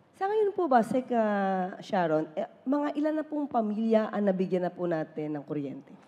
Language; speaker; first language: Filipino; native; Filipino